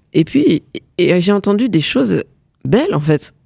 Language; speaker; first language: French; early bilingual, other home language; Morisyen